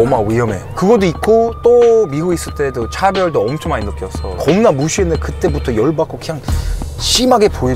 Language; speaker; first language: Korean; non-native, learner; English